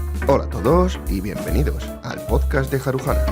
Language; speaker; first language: Spanish; native; Spanish